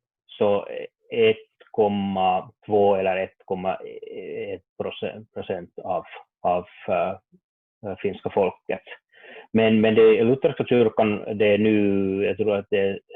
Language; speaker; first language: Swedish; non-native, learner; Finnish